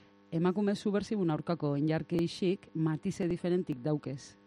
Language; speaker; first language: Basque; native; Basque